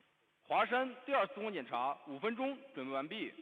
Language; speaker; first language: Chinese; native; Chinese